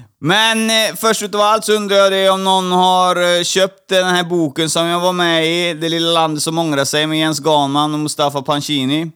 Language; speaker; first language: Swedish; native; Swedish